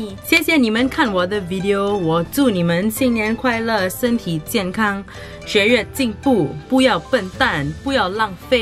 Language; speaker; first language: Chinese; non-native, local second language; English